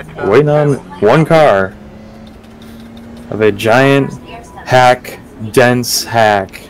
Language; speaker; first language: English; native; English